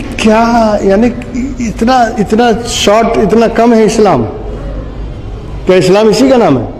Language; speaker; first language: Urdu; native; Urdu